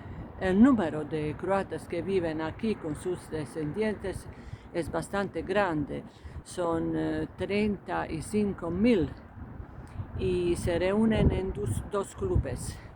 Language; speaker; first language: Spanish; non-native, fluent; Croatian